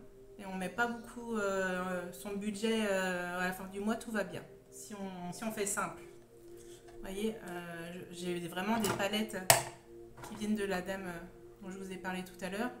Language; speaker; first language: French; native; French